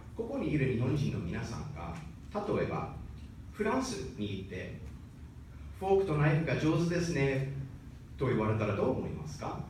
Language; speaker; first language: Japanese; non-native, fluent; English